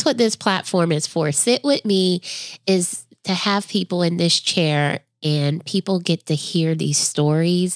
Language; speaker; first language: English; native; English